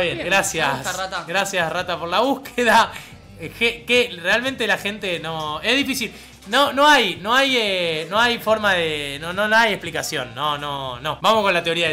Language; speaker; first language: Spanish; native; Spanish